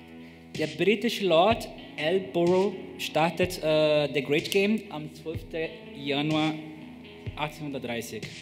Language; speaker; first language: German; non-native, fluent; Portuguese